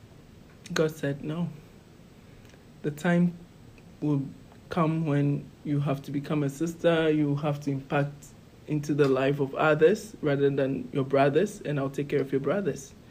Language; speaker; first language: English; non-native, local second language; Ewe